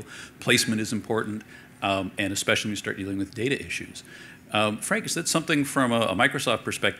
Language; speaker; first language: English; native; English